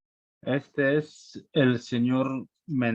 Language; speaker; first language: Spanish; non-native, learner; Bulgarian